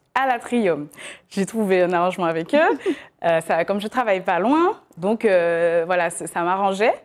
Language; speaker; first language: French; native; French